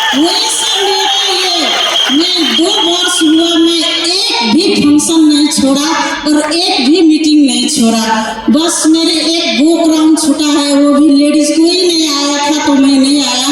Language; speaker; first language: Hindi; non-native, learner; Nepali